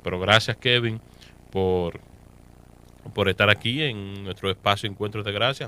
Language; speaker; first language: Spanish; native; Spanish